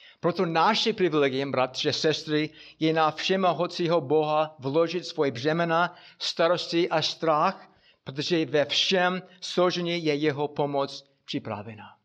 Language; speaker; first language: Czech; non-native, fluent; English